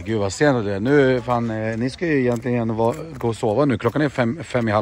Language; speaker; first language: Swedish; native; Swedish